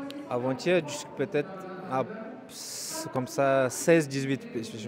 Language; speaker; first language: French; non-native, learner; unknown